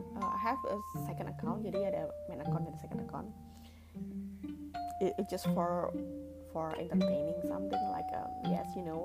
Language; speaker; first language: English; non-native, learner; Indonesian